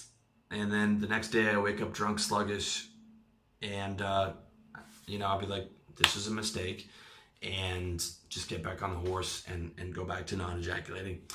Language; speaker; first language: English; native; English